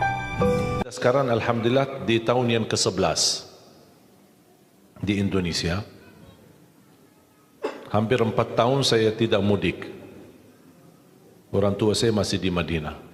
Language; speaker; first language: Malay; non-native, fluent; Arabic